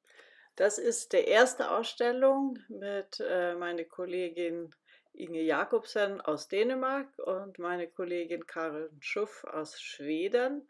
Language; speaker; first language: German; non-native, fluent; Swedish